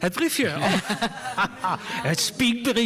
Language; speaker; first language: Dutch; native; Dutch